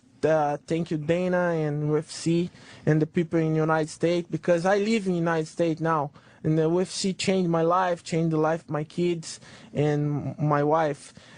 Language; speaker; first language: English; non-native, learner; Portuguese